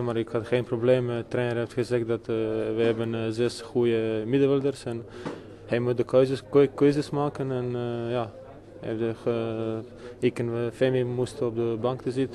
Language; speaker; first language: Dutch; non-native, fluent; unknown